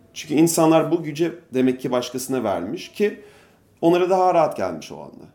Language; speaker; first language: Turkish; non-native, fluent; English